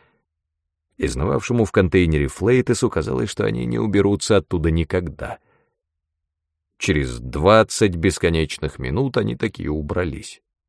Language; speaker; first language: Russian; native; Russian